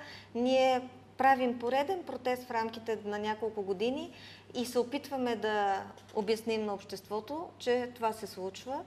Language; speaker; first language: Bulgarian; native; Bulgarian